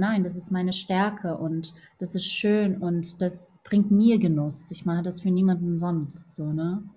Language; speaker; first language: German; non-native, fluent; Portuguese